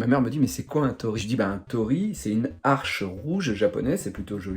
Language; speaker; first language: French; native; French